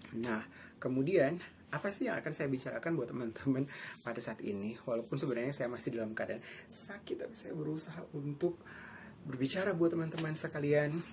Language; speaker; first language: Indonesian; native; Indonesian